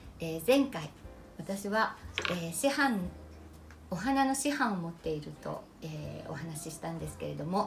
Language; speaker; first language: Japanese; native; Japanese